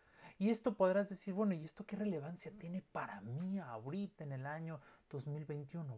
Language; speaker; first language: Spanish; native; Spanish